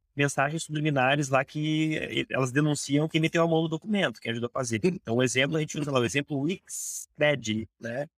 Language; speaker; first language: Portuguese; native; Portuguese